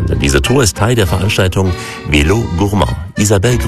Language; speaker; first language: German; native; German